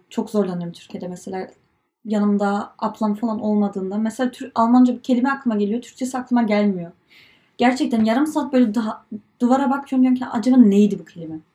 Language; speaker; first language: Turkish; early bilingual, heritage; Turkish